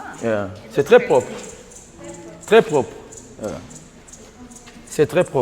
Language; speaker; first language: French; non-native, local second language; Rundi